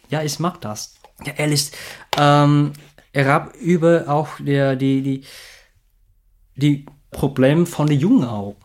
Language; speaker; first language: German; non-native, learner; Vietnamese